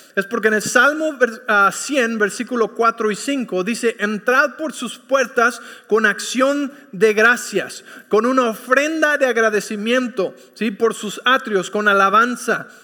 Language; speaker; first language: Spanish; early bilingual, heritage; Spanish